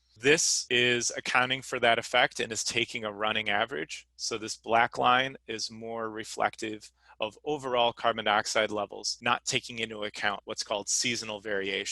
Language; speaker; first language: English; native; English